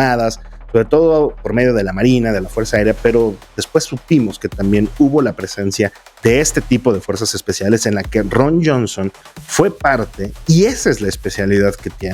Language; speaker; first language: Spanish; native; Spanish